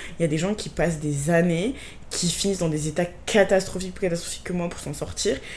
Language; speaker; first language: French; native; French